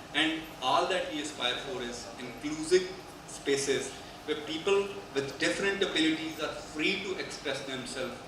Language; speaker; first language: English; non-native, local second language; Punjabi